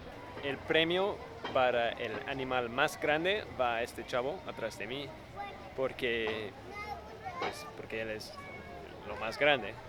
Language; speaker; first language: Spanish; non-native, fluent; English